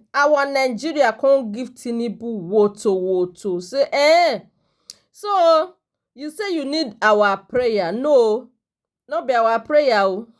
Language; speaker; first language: Nigerian Pidgin; non-native, local second language; Igbo